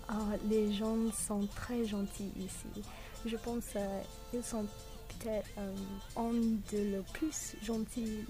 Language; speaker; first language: French; non-native, learner; English